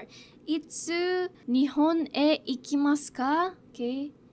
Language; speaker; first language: Japanese; non-native, fluent; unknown